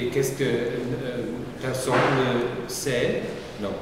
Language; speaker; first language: French; non-native, learner; German